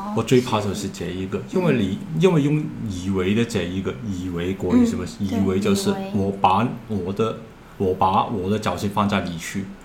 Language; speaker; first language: Chinese; non-native, learner; Cantonese